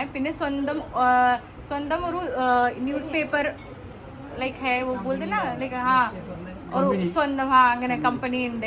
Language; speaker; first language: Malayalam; non-native, learner; Hindi